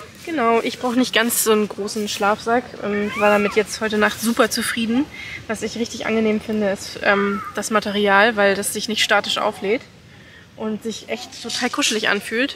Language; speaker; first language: German; native; German